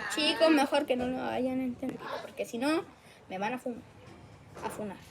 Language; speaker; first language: Spanish; native; Spanish